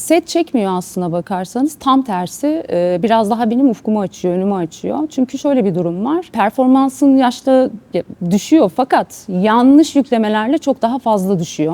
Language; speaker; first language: Turkish; native; Turkish